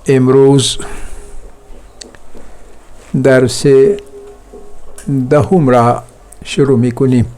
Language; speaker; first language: Persian; non-native, fluent; Urdu